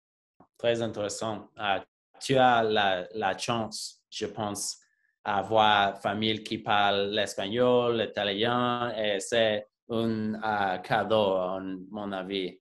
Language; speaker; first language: French; non-native, learner; English